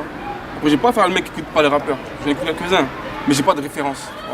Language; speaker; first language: French; native; French